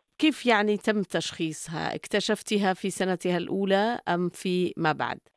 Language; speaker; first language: Arabic; native; Arabic